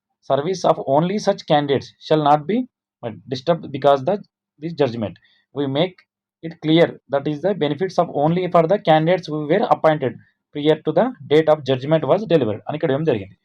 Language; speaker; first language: English; non-native, local second language; Telugu